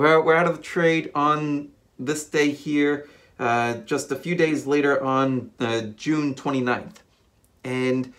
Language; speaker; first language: English; native; English